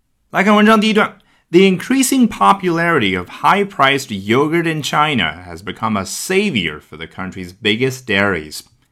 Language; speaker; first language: English; non-native, fluent; Chinese